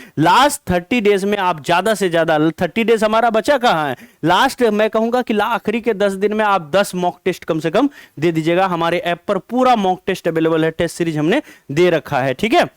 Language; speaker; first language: Hindi; native; Hindi